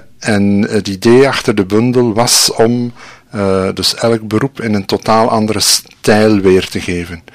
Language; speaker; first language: Dutch; native; Dutch